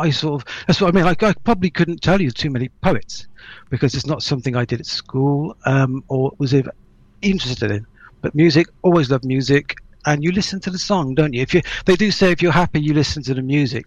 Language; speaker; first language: English; native; English